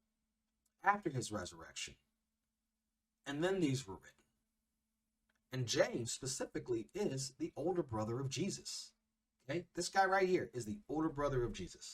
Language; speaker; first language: English; native; English